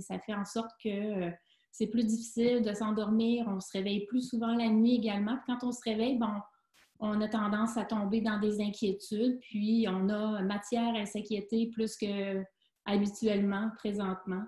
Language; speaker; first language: French; native; French